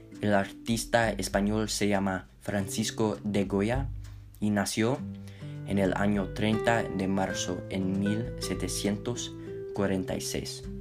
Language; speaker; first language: Spanish; non-native, learner; English